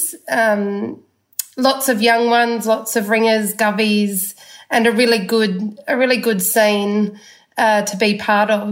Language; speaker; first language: English; native; English